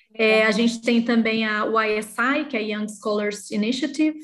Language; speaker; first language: Portuguese; native; Portuguese